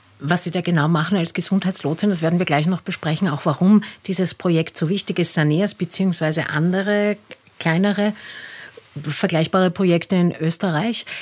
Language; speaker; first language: German; native; German